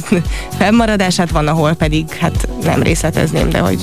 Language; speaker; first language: Hungarian; native; Hungarian